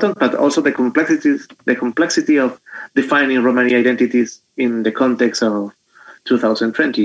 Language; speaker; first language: English; non-native, fluent; Spanish